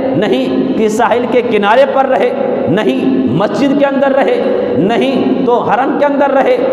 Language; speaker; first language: Urdu; non-native, local second language; Punjabi